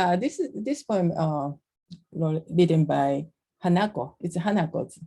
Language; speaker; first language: English; non-native, learner; Japanese